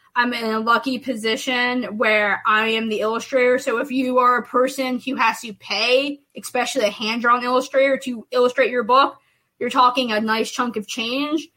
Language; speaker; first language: English; native; English